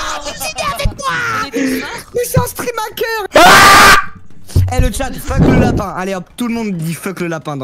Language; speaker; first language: French; native; French